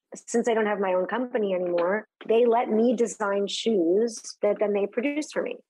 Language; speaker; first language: English; native; English